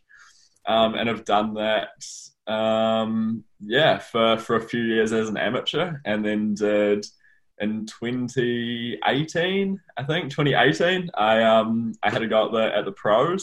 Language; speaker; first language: English; native; English